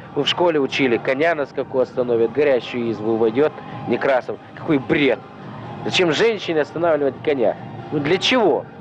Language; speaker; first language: Russian; native; Russian